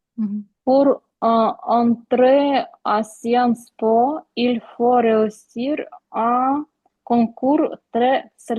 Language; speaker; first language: French; non-native, learner; Ukrainian